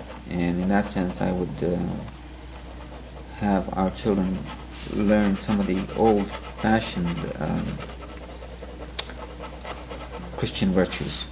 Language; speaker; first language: English; early bilingual, other home language; Ukrainian